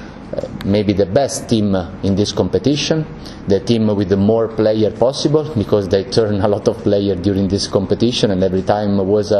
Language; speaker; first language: English; non-native, learner; Italian